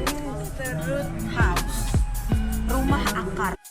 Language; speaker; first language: English; non-native, learner; Indonesian